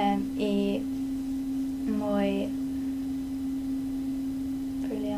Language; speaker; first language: Spanish; non-native, learner; English